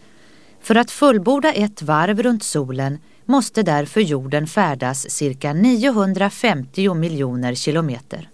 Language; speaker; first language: Swedish; native; Swedish